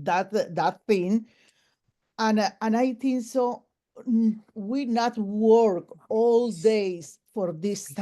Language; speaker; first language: English; non-native, local second language; Spanish